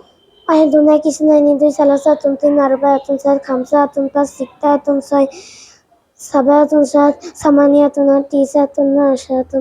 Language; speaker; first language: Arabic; non-native, learner; Bangla